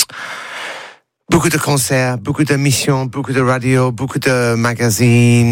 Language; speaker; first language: French; non-native, learner; English